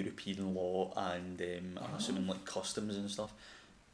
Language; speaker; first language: English; native; English